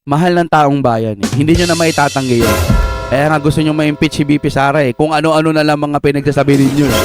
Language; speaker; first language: Filipino; non-native, local second language; Iloko